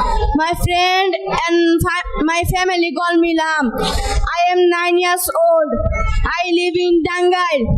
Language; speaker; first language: English; non-native, learner; Bangla